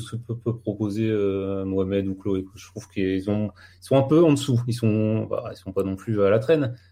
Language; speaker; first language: French; native; French